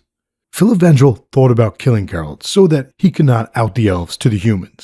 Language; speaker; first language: English; native; English